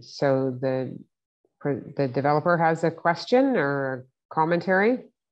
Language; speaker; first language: English; native; English